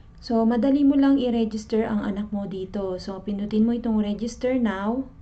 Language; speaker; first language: Filipino; native; Filipino